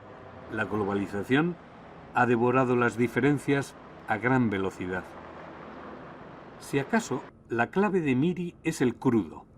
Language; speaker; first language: Spanish; native; Spanish